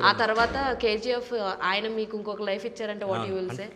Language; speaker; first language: Telugu; native; Telugu